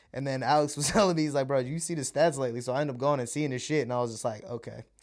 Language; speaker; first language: English; early bilingual, other home language; Malayalam